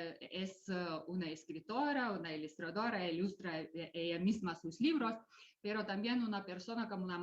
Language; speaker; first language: Spanish; non-native, fluent; Lithuanian